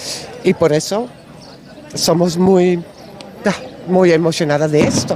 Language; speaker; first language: Spanish; non-native, learner; Dutch